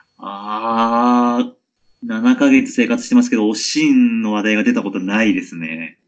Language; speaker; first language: Japanese; native; Japanese